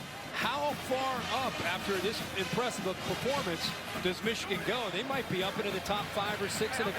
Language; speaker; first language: English; native; English